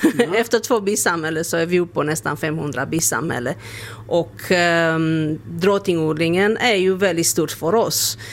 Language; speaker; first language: Swedish; non-native, fluent; Romanian